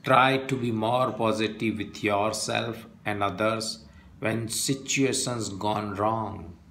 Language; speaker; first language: English; non-native, local second language; Gujarati